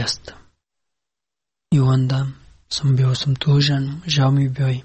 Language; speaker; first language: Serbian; non-native, learner; Pashto